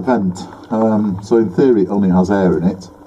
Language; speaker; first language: English; native; English